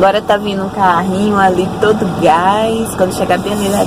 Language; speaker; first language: Portuguese; native; Portuguese